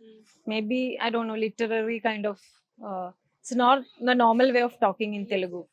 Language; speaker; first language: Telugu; non-native, learner; Malayalam